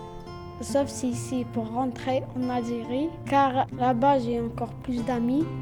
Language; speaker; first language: French; non-native, learner; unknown